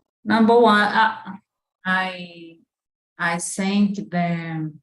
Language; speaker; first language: English; non-native, learner; Portuguese